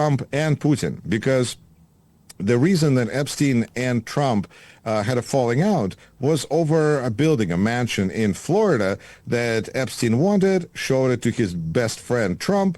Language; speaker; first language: English; non-native, fluent; Russian